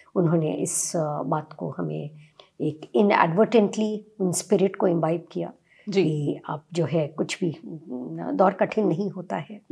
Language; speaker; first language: Hindi; native; Hindi